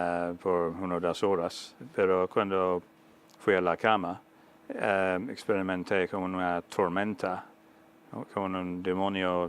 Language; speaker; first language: Spanish; non-native, fluent; English